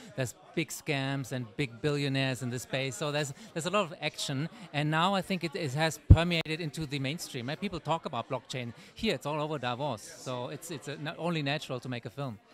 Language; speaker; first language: English; native; English